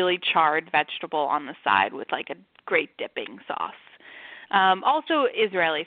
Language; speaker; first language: English; native; English